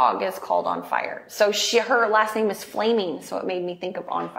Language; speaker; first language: English; native; English